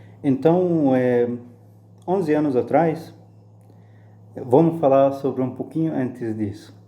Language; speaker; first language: Portuguese; non-native, fluent; Arabic